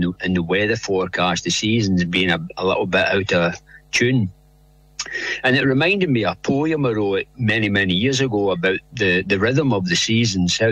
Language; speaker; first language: English; native; English